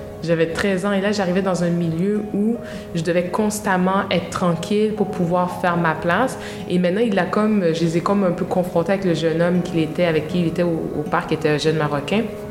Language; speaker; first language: French; native; French